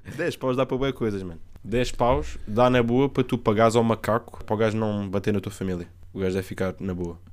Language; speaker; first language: Portuguese; native; Portuguese